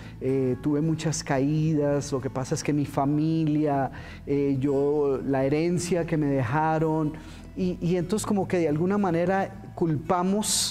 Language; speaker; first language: Spanish; native; Spanish